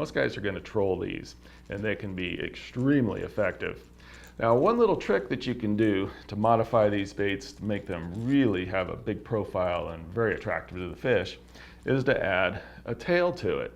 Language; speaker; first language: English; native; English